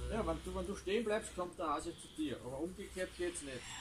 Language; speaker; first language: German; native; German